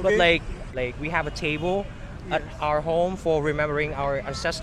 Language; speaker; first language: English; non-native, fluent; Vietnamese